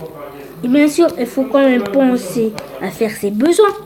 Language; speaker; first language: French; early bilingual, other home language; Polish